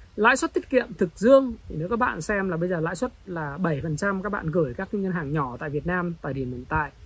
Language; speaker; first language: Vietnamese; native; Vietnamese